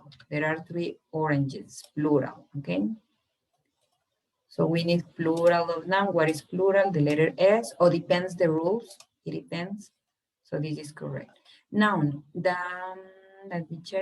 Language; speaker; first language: English; non-native, fluent; Spanish